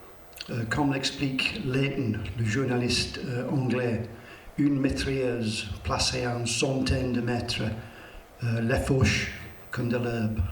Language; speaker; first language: French; non-native, learner; English